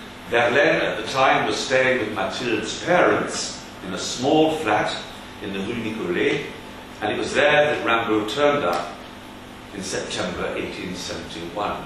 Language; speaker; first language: English; native; English